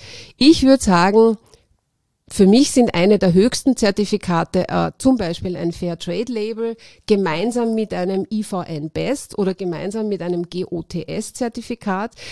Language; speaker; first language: German; native; German